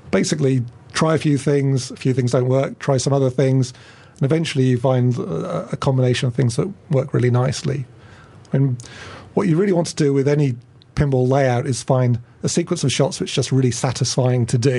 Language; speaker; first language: English; native; English